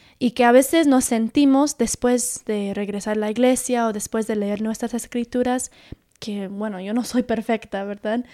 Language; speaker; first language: Spanish; early bilingual, heritage; Spanish